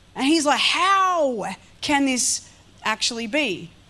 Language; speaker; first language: English; native; English